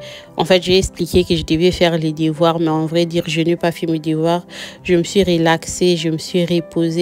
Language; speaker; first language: French; non-native, local second language; Lingala